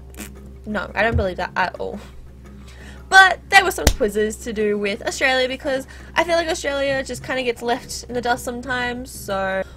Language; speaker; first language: English; native; English